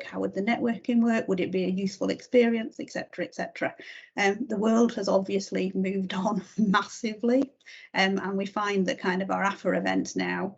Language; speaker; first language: English; native; English